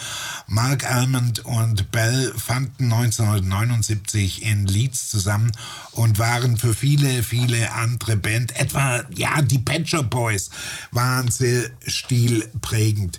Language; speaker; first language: German; native; German